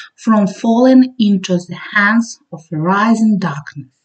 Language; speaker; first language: English; non-native, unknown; Ukrainian